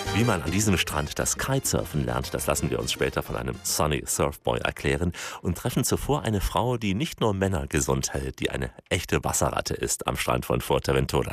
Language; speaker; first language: German; native; German